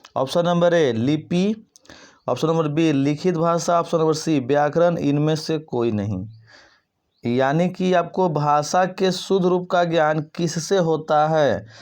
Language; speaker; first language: Hindi; native; Hindi